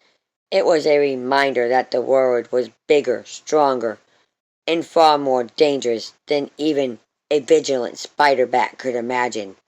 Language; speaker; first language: English; native; English